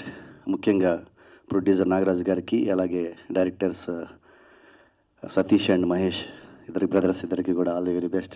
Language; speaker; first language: Telugu; native; Telugu